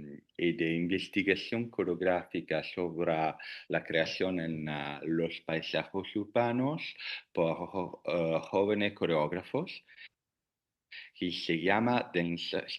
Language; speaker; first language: Spanish; non-native, learner; Italian